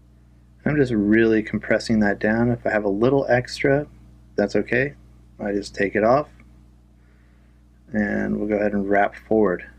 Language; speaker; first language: English; native; English